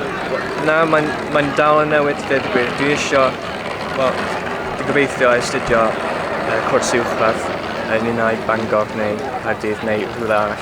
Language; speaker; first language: Welsh; non-native, local second language; English